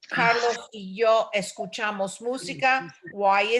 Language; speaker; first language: Spanish; non-native, fluent; English